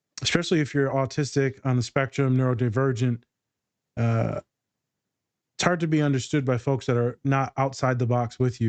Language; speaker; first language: English; native; English